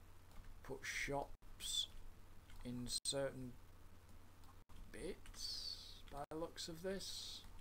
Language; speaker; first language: English; native; English